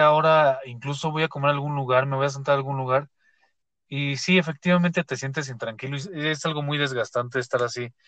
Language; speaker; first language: Spanish; native; Spanish